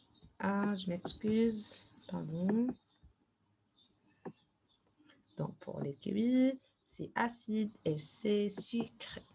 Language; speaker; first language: French; non-native, fluent; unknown